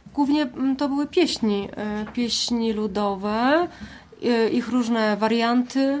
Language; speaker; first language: Polish; native; Polish